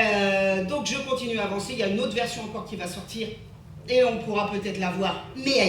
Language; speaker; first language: French; native; French